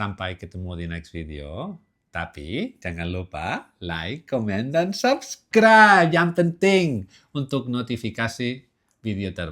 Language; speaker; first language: Indonesian; non-native, learner; Catalan